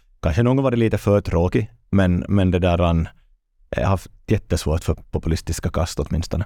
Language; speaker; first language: Swedish; native; Swedish